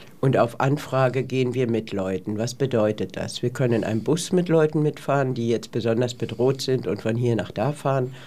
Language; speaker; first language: German; native; German